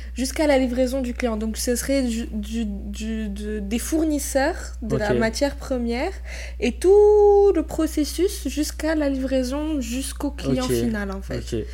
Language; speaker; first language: French; non-native, local second language; Arabic